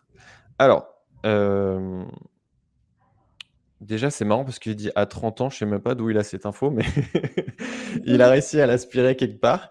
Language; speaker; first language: French; native; French